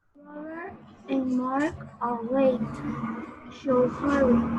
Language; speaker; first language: English; non-native, learner; Spanish